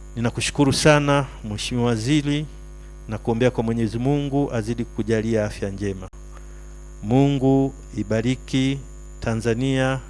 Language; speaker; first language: Swahili; native; Swahili